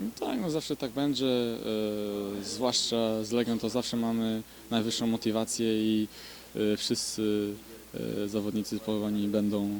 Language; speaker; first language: Polish; non-native, fluent; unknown